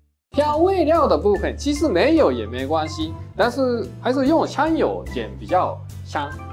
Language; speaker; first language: Chinese; non-native, fluent; Japanese